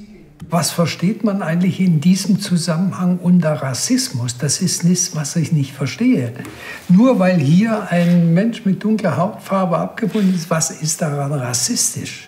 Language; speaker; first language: German; native; German